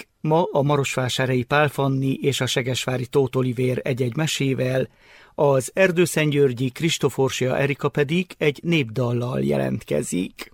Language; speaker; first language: Hungarian; native; Hungarian